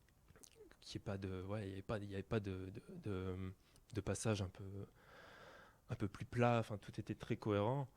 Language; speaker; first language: French; native; French